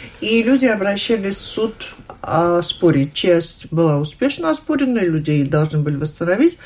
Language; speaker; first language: Russian; native; Russian